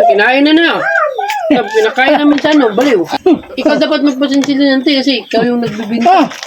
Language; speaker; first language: Filipino; non-native, local second language; Cebuano